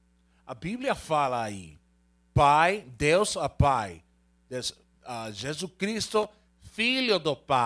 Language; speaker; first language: Portuguese; non-native, learner; Spanish